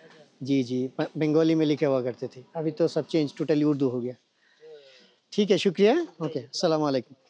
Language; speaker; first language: Hindi; non-native, fluent; Bangla